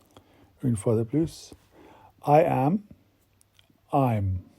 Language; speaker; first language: French; non-native, fluent; English